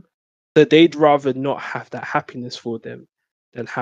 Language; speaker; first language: English; native; English